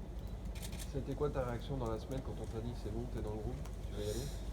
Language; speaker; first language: French; native; French